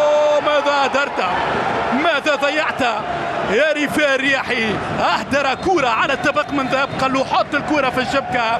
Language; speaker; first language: Arabic; native; Arabic